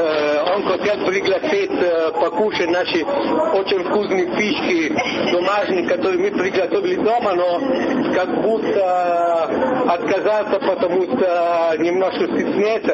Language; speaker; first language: Russian; non-native, learner; Italian